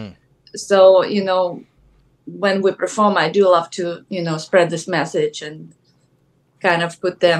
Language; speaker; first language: English; non-native, fluent; Ukrainian